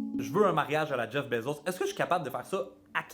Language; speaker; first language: French; native; French